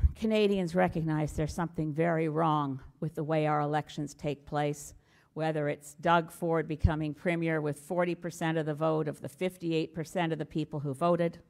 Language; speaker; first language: English; native; English